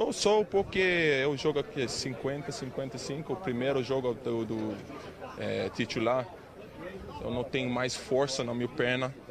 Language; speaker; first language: Portuguese; non-native, learner; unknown